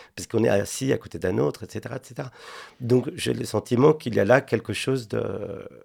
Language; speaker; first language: French; non-native, fluent; Spanish